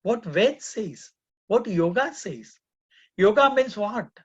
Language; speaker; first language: English; non-native, local second language; Gujarati